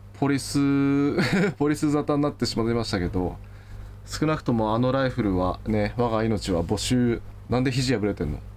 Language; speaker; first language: Japanese; native; Japanese